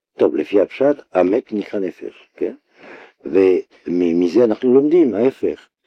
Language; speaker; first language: Hebrew; non-native, fluent; French